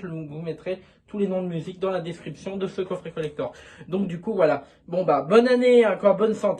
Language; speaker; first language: French; native; French